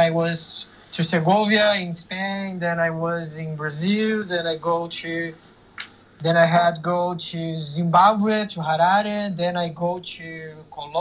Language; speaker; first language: English; non-native, learner; Portuguese